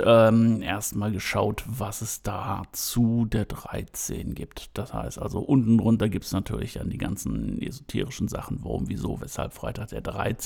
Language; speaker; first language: German; native; German